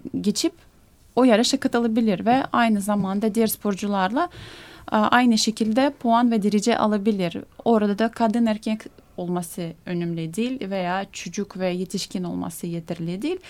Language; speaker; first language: Turkish; non-native, fluent; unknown